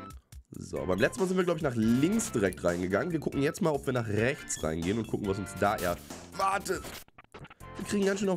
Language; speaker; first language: German; native; German